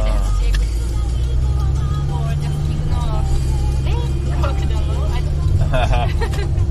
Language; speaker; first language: English; non-native, learner; Japanese